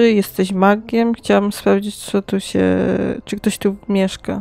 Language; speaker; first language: Polish; native; Polish